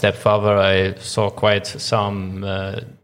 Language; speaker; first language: English; non-native, fluent; German